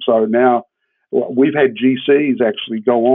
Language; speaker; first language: English; native; English